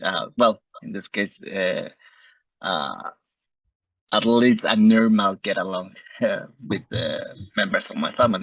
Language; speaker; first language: English; non-native, learner; Spanish